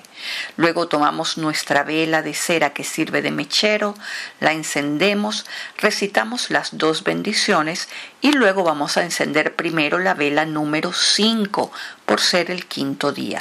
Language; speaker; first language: Spanish; native; Spanish